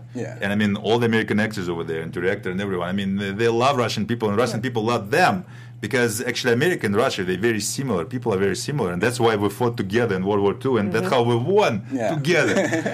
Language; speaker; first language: English; non-native, fluent; Russian